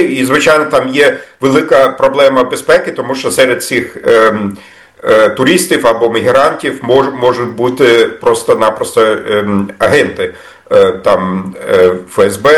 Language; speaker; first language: Ukrainian; non-native, fluent; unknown